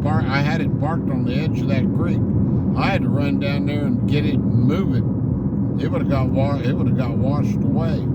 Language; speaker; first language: English; native; English